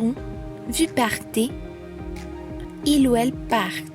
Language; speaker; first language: French; non-native, fluent; Spanish